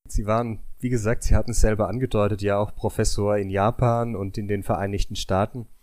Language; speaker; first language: German; native; German